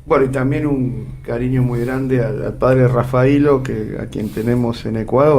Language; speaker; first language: Spanish; native; Spanish